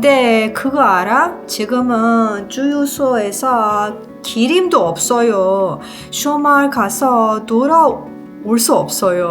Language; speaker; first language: Korean; non-native, learner; Persian